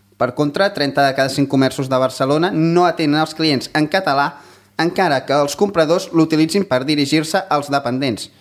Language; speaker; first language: Catalan; native; Catalan